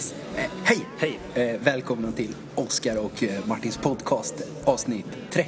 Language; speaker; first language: Swedish; native; Swedish